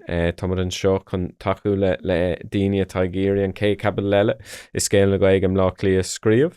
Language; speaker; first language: Irish; non-native, local second language; English